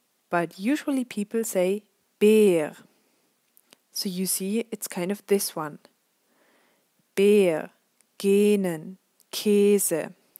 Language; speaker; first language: English; non-native, fluent; German